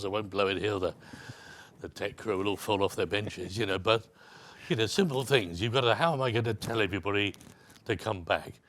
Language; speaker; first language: English; native; English